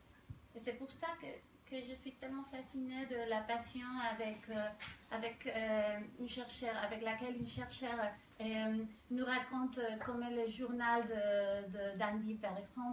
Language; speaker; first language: French; non-native, fluent; Spanish